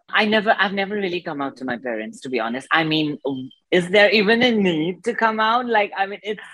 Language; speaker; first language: English; non-native, local second language; Nepali